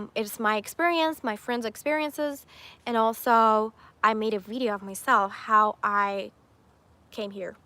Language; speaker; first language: English; non-native, fluent; Persian